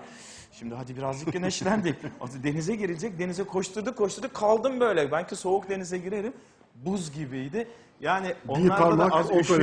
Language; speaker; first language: Turkish; native; Turkish